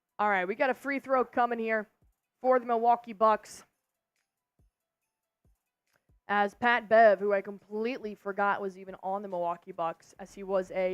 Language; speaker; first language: English; native; English